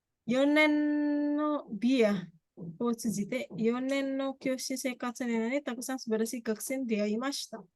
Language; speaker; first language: Japanese; non-native, fluent; Indonesian